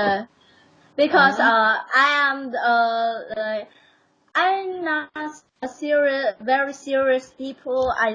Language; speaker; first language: English; non-native, learner; Vietnamese